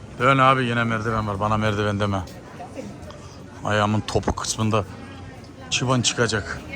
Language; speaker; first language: Turkish; native; Turkish